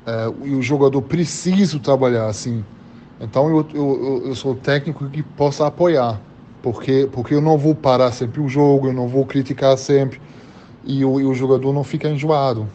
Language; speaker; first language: Portuguese; early bilingual, heritage; German